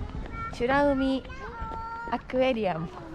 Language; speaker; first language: Japanese; native; Japanese